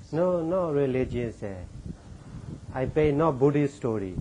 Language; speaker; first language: English; non-native, learner; Burmese